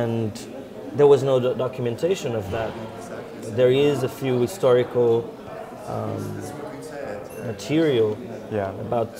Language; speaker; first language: English; non-native, fluent; Portuguese